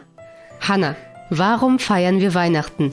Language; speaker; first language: German; native; German